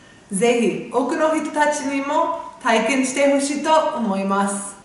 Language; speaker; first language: Japanese; non-native, fluent; English